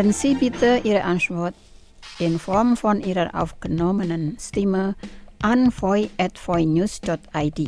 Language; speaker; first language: German; non-native, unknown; Indonesian